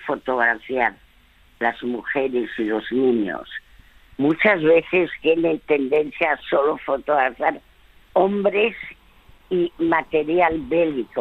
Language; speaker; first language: Spanish; early bilingual, other home language; French